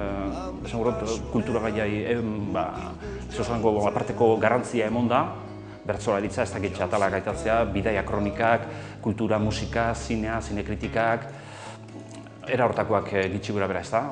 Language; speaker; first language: Basque; native; Basque